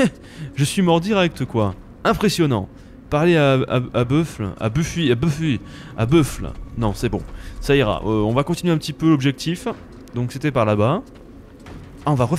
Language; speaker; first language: French; native; French